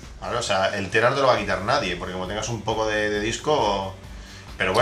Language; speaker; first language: Spanish; native; Spanish